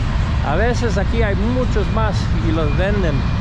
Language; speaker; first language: Spanish; non-native, fluent; English